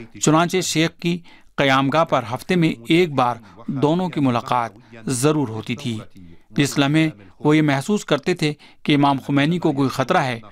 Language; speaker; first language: Urdu; native; Urdu